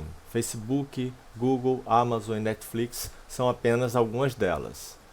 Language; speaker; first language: Portuguese; native; Portuguese